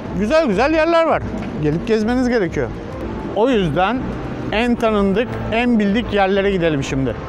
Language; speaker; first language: Turkish; native; Turkish